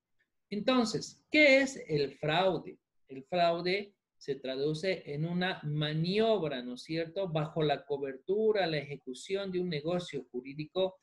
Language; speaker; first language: Spanish; native; Spanish